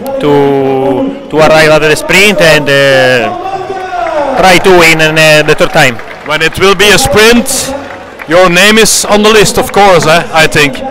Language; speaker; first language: English; non-native, learner; Italian